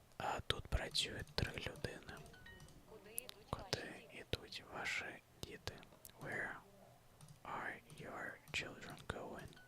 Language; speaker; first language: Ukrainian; non-native, learner; Russian